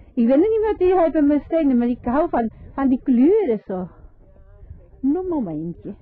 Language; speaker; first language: Dutch; non-native, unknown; Spanish